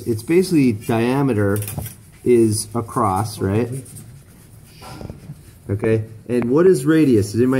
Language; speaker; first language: English; native; English